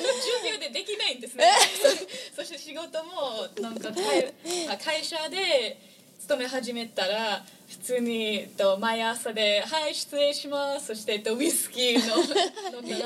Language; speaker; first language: Japanese; non-native, fluent; English